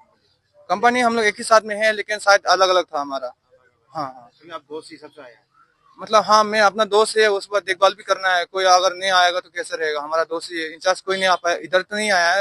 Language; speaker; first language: Hindi; non-native, local second language; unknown